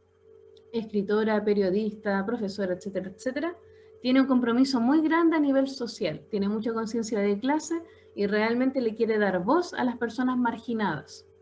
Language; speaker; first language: Spanish; native; Spanish